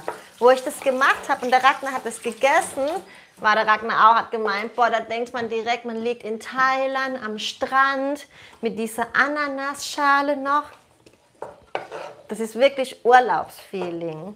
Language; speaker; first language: German; native; German